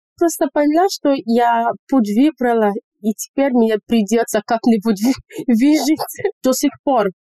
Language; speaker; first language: Russian; non-native, fluent; English